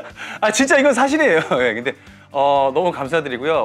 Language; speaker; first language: Korean; native; Korean